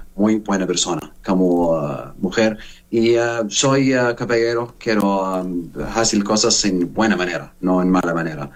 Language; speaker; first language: Spanish; non-native, learner; Arabic